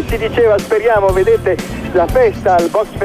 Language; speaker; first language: Italian; native; Italian